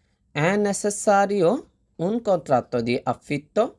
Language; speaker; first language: Italian; non-native, fluent; Bangla